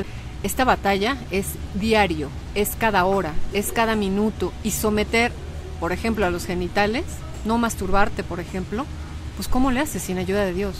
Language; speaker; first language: Spanish; native; Spanish